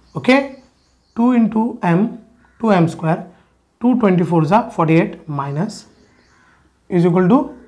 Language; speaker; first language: Hindi; non-native, local second language; Marathi